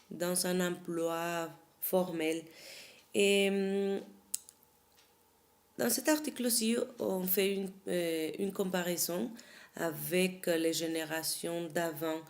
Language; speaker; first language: French; non-native, fluent; Spanish